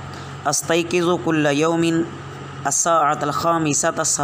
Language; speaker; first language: Arabic; non-native, fluent; Urdu